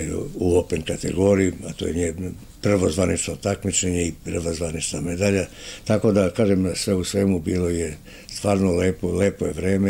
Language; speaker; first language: Serbian; native; Serbian